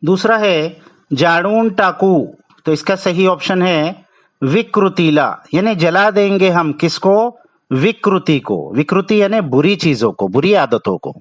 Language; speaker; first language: Hindi; non-native, local second language; Marathi